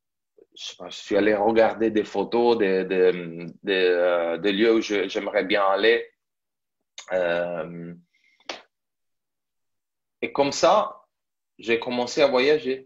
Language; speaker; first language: French; non-native, fluent; Italian